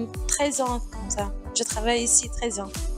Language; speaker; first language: French; non-native, local second language; Arabic